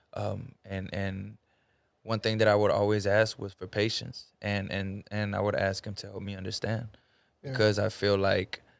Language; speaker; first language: English; early bilingual, other home language; Spanish